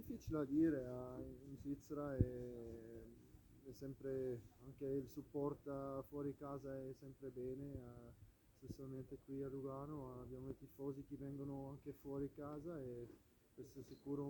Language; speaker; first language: Italian; non-native, local second language; German